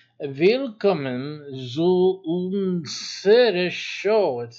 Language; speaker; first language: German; non-native, learner; English